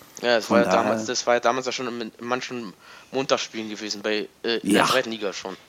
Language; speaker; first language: German; native; German